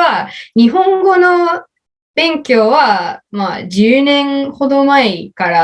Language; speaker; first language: Japanese; non-native, learner; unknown